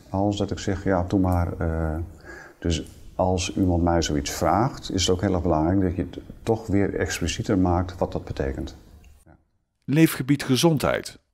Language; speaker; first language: Dutch; native; Dutch